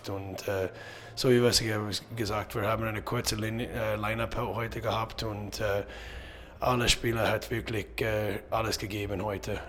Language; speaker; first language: German; non-native, learner; English